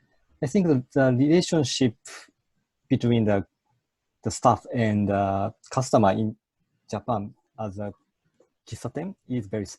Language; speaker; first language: English; non-native, fluent; Japanese